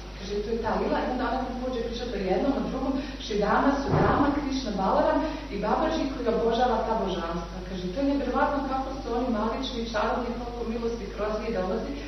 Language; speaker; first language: Serbian; native; Serbian